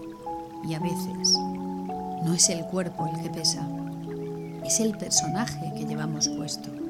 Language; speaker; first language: Spanish; native; Spanish